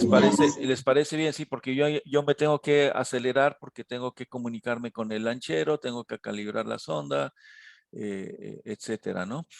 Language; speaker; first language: Spanish; native; Spanish